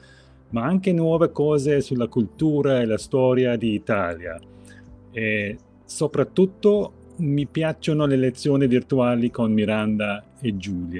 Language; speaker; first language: Italian; non-native, fluent; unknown